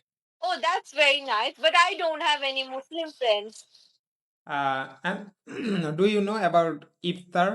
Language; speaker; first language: English; non-native, learner; Bangla